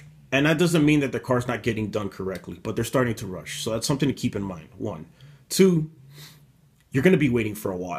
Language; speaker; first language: English; native; English